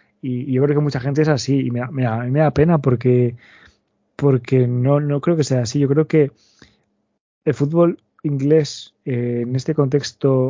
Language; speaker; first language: Spanish; native; Spanish